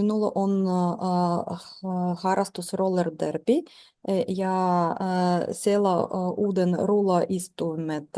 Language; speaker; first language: Finnish; non-native, learner; Russian